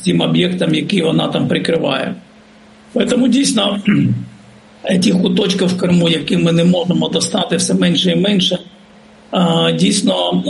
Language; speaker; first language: Ukrainian; native; Ukrainian